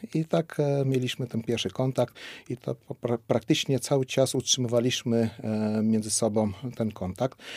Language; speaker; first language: Polish; non-native, fluent; Armenian